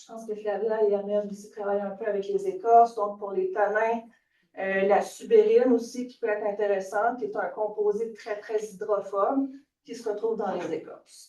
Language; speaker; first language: French; native; French